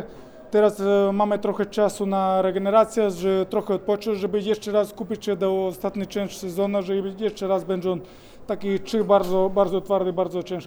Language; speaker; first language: Polish; non-native, fluent; Spanish